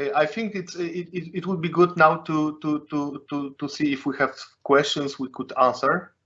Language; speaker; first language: English; non-native, fluent; Polish